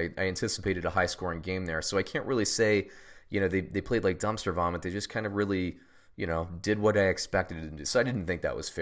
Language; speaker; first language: English; native; English